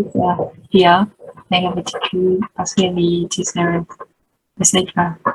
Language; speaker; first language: English; non-native, learner; Vietnamese